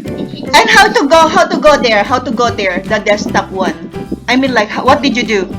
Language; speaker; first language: English; non-native, learner; Thai